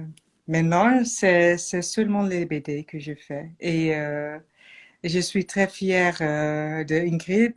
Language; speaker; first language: French; non-native, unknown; Dutch